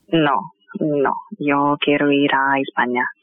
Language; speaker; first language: Spanish; non-native, fluent; Russian